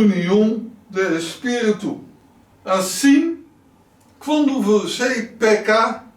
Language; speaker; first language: Portuguese; non-native, learner; Dutch